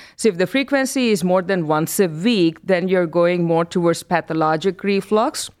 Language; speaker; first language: English; non-native, local second language; Telugu